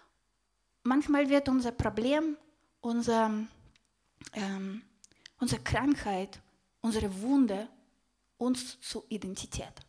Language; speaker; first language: German; non-native, fluent; Russian